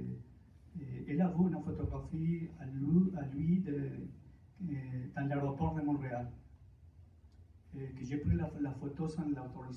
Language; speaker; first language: French; non-native, fluent; Spanish